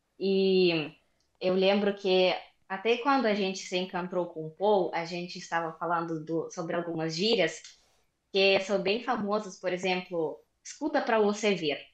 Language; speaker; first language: Portuguese; non-native, fluent; Russian